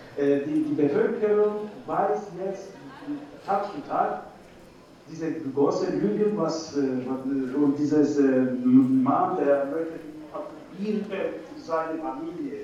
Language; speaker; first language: German; non-native, learner; Turkish